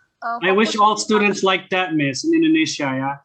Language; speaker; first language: English; non-native, fluent; Indonesian